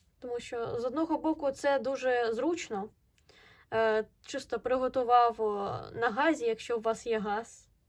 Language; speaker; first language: Ukrainian; non-native, local second language; Russian